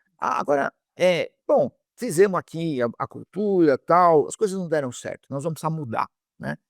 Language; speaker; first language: Portuguese; native; Portuguese